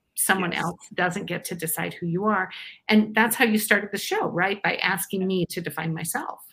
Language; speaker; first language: English; native; English